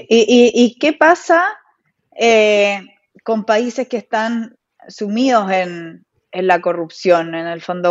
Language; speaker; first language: Spanish; native; Spanish